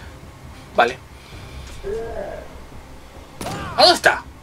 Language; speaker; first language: Spanish; native; Spanish